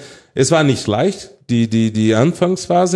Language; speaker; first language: German; non-native, fluent; Portuguese